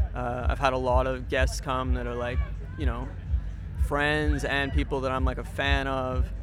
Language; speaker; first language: English; native; English